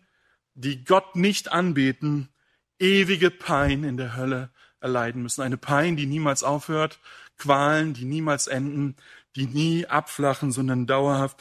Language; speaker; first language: German; native; German